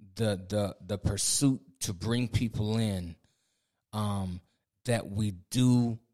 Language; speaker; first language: English; native; English